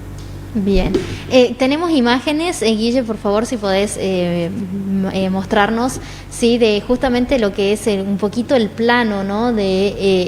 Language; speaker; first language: Spanish; native; Spanish